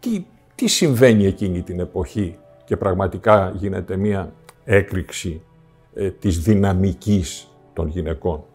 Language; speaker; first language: Greek; native; Greek